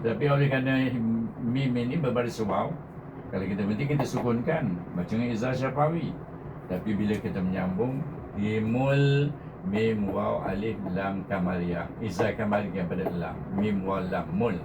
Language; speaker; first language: Malay; native; Malay